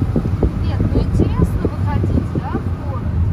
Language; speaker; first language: Russian; native; Russian